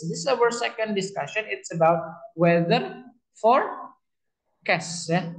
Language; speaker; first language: English; non-native, fluent; Indonesian